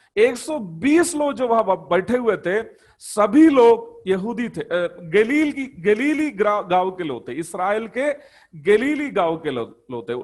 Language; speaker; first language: Hindi; non-native, local second language; Malayalam